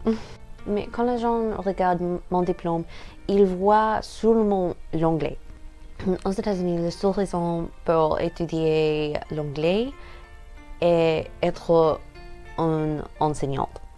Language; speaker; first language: French; non-native, learner; English